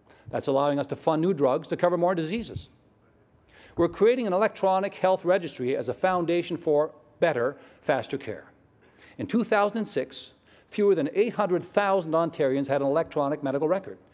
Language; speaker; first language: English; native; English